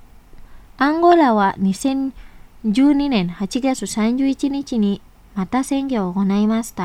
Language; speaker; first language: Japanese; non-native, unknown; Indonesian